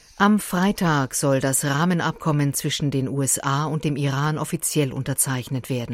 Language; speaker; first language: German; native; German